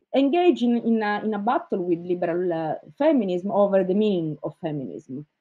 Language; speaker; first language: English; non-native, fluent; Italian